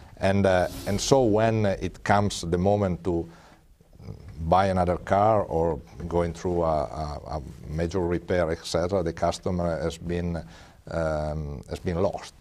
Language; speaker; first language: English; non-native, fluent; Italian